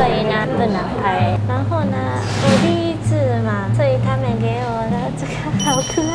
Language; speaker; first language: Chinese; non-native, learner; Japanese